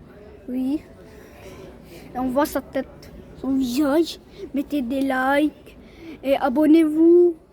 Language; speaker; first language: French; non-native, learner; Arabic